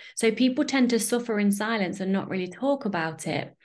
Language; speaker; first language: English; native; English